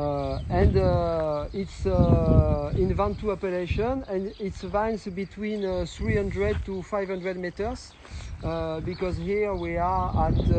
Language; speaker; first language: English; non-native, learner; French